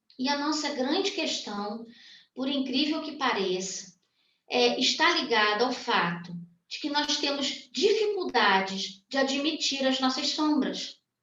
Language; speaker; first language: Portuguese; native; Portuguese